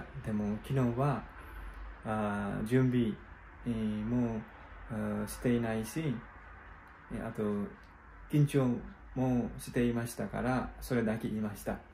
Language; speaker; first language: Japanese; non-native, learner; Nepali